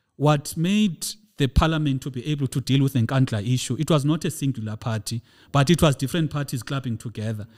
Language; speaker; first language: English; non-native, local second language; Xhosa